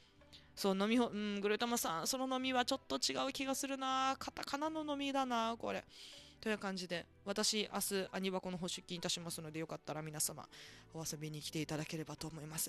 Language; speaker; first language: Japanese; native; Japanese